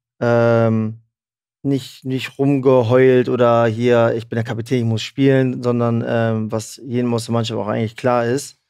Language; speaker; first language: German; native; German